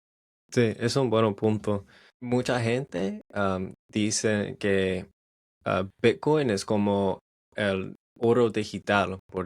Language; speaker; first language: Spanish; non-native, learner; English